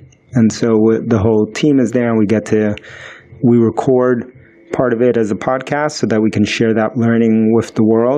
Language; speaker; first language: English; early bilingual, other home language; Spanish